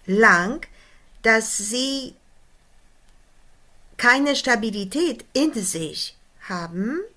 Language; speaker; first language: German; non-native, fluent; Polish